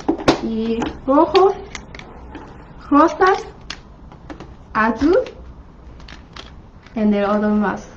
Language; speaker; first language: Spanish; non-native, learner; Chinese